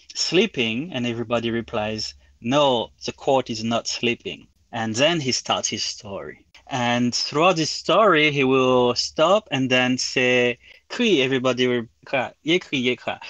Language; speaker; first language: English; non-native, fluent; French